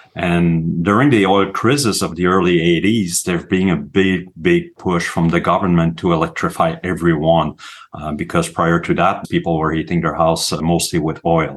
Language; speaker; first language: English; non-native, fluent; French